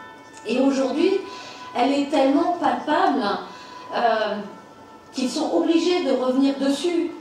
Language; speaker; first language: French; native; French